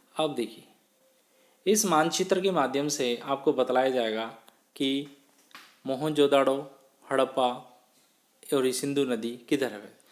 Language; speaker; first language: Hindi; native; Hindi